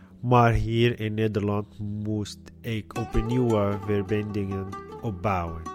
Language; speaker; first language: Dutch; non-native, learner; Arabic